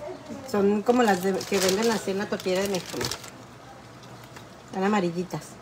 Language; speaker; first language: Spanish; native; Spanish